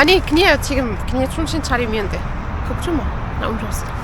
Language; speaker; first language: Korean; non-native, learner; Arabic